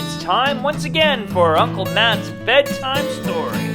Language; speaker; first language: English; native; English